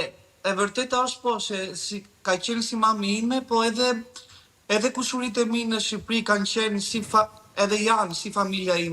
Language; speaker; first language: Albanian; early bilingual, heritage; Albanian